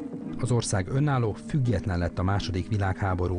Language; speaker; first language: Hungarian; native; Hungarian